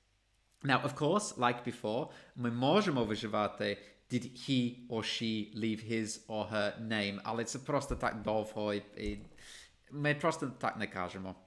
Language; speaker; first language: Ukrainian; non-native, fluent; English